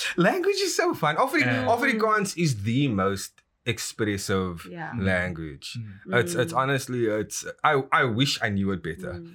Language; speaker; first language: English; native; English